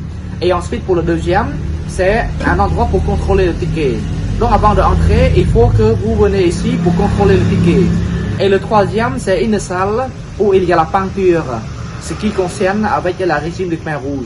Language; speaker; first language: French; non-native, fluent; Khmer